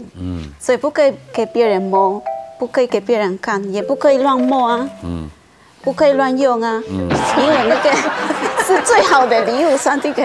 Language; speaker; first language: Chinese; non-native, local second language; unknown